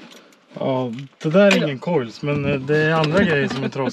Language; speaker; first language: Swedish; native; Swedish